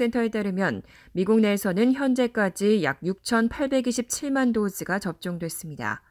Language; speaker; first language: Korean; native; Korean